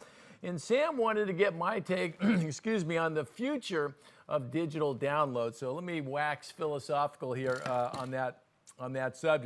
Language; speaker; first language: English; native; English